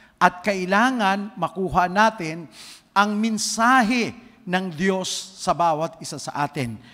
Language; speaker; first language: Filipino; native; Filipino